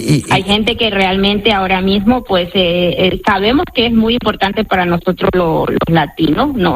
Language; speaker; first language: Spanish; native; Spanish